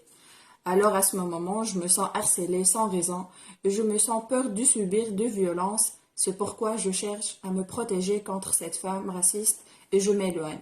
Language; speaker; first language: French; non-native, local second language; Arabic